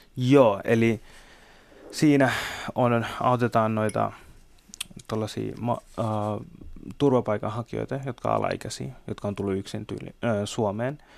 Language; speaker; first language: Finnish; early bilingual, other home language; Bangla